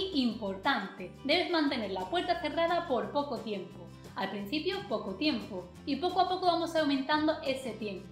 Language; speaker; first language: Spanish; native; Spanish